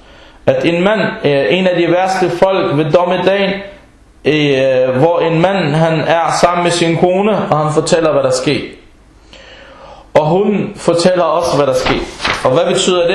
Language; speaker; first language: Danish; early bilingual, other home language; Arabic